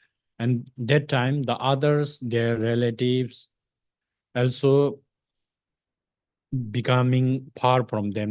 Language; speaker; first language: English; non-native, fluent; Tibetan